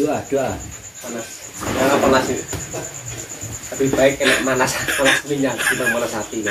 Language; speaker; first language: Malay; non-native, local second language; Javanese